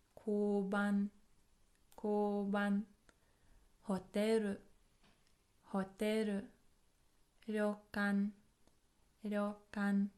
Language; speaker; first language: Japanese; non-native, fluent; English